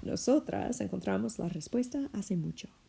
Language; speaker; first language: Spanish; non-native, fluent; English